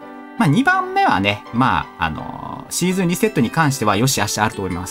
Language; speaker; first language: Japanese; native; Japanese